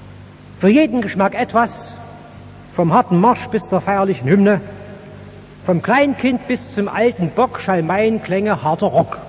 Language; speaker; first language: German; native; German